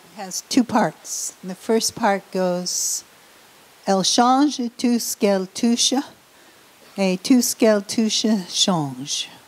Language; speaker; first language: French; non-native, learner; English